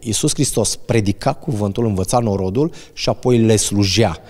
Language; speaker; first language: Romanian; native; Romanian